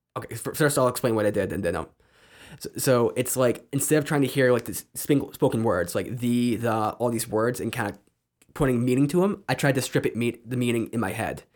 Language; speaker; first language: English; native; English